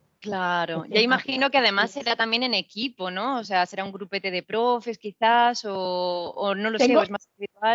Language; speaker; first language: Spanish; native; Spanish